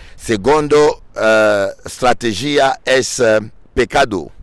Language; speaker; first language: Spanish; non-native, learner; French